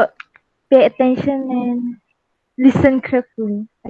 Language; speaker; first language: English; non-native, learner; Malay